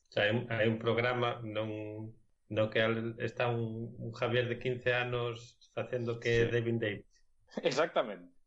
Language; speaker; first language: Galician; non-native, local second language; Spanish